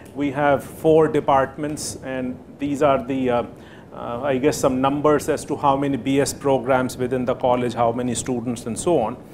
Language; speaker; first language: English; non-native, local second language; Hindi